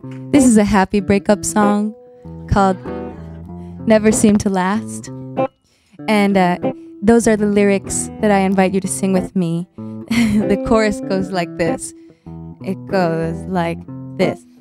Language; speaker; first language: English; early bilingual, other home language; Spanish